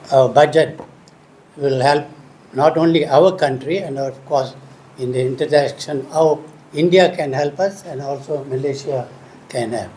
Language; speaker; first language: English; non-native, local second language; Tamil